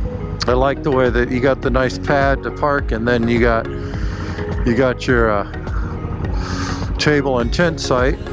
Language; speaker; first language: English; native; English